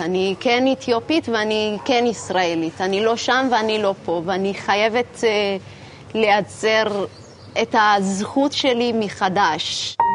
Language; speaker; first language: Hebrew; non-native, fluent; Amharic